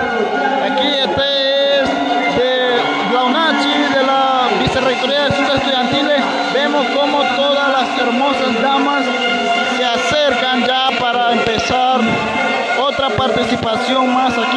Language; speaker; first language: Spanish; non-native, local second language; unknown